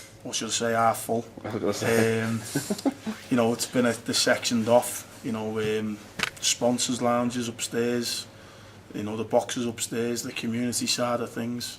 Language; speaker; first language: English; native; English